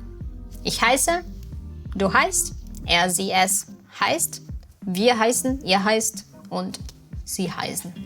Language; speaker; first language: German; non-native, fluent; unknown